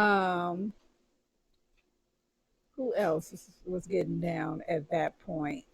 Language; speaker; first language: English; native; English